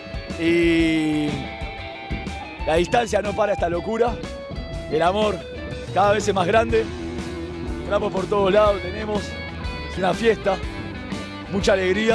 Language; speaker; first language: Spanish; native; Spanish